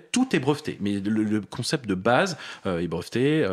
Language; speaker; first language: French; native; French